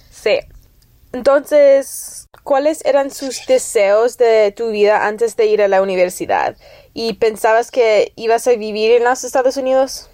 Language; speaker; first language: Spanish; early bilingual, heritage; English